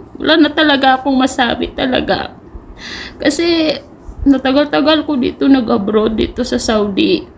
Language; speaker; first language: Filipino; non-native, local second language; Cebuano